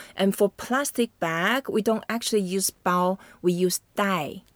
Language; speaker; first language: English; non-native, fluent; Chinese